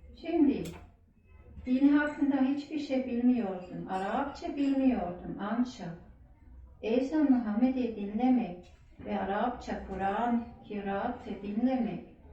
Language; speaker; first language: Turkish; non-native, learner; German